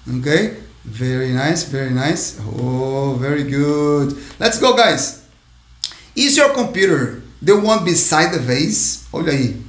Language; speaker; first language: English; non-native, fluent; Portuguese